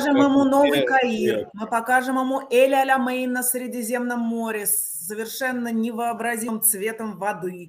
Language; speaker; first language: Russian; native; Russian